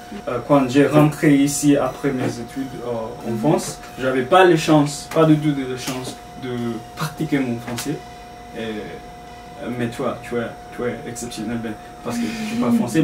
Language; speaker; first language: French; non-native, learner; Japanese